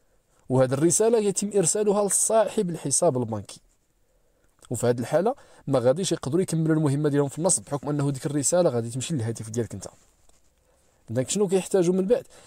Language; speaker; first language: Arabic; native; Arabic